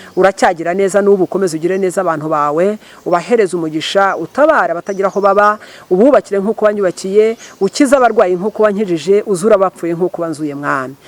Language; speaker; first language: Kinyarwanda; early bilingual, heritage; Kinyarwanda